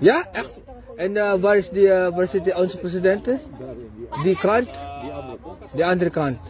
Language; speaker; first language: Dutch; non-native, learner; Filipino